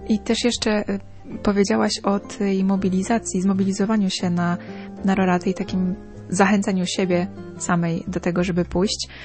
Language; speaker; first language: Polish; native; Polish